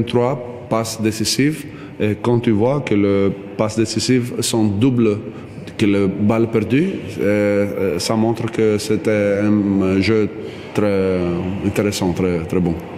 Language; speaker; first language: French; non-native, fluent; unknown